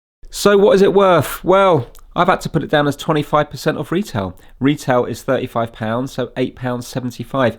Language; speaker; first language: English; native; English